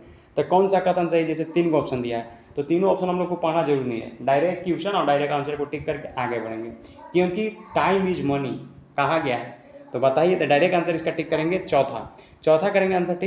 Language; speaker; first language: Hindi; native; Hindi